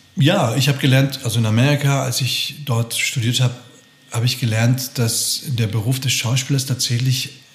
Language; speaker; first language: German; native; German